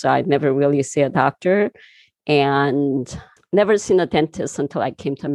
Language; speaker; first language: English; non-native, fluent; Korean